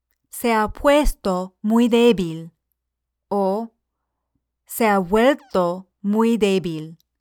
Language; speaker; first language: Spanish; non-native, fluent; English